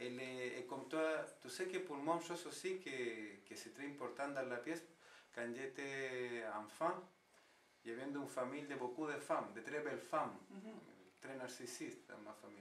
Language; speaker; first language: French; non-native, fluent; Spanish